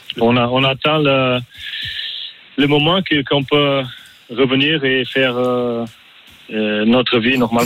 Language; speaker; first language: French; non-native, learner; Portuguese